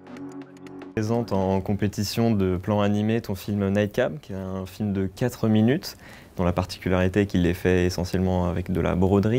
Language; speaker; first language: French; native; French